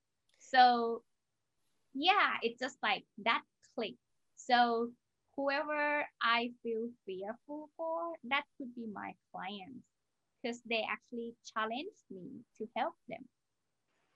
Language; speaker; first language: English; non-native, learner; Thai